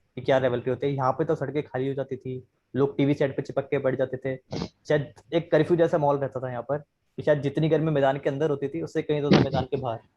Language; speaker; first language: Hindi; native; Hindi